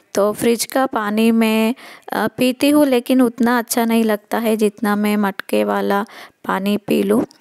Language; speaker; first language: Hindi; non-native, local second language; Telugu